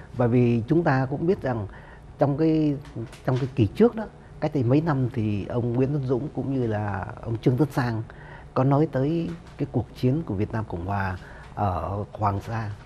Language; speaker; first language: Vietnamese; native; Vietnamese